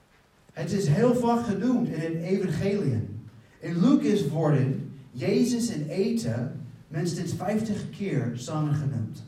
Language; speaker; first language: Dutch; non-native, fluent; English